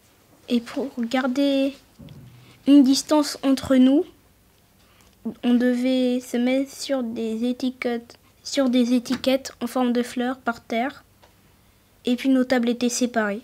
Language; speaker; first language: French; native; French